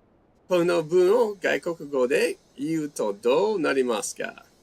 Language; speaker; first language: Japanese; non-native, fluent; English